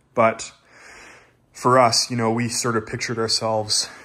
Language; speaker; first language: English; native; English